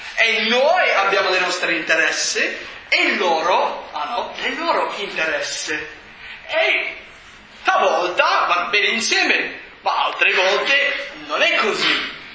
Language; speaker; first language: Italian; non-native, fluent; English